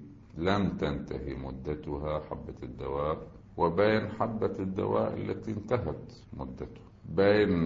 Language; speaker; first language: Arabic; native; Arabic